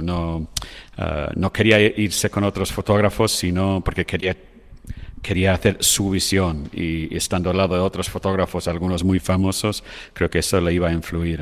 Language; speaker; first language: Spanish; non-native, fluent; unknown